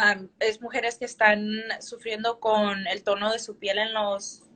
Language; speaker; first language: Spanish; early bilingual, heritage; Spanish